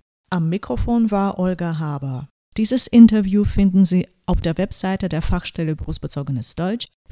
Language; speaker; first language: German; native; German